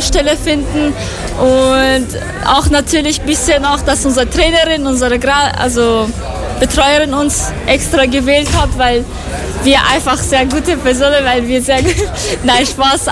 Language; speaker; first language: German; non-native, fluent; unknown